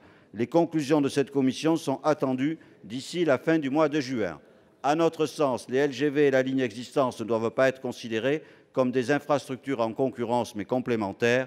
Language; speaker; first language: French; native; French